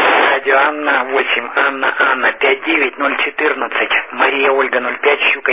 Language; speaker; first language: Russian; native; Russian